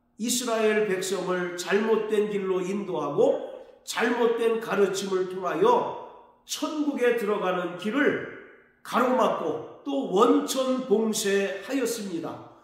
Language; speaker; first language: Korean; native; Korean